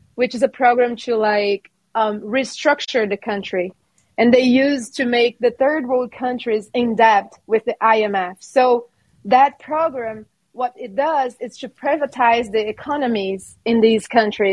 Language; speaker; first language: English; non-native, fluent; Portuguese